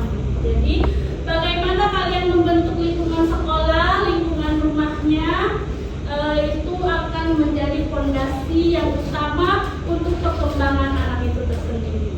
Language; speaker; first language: Indonesian; native; Indonesian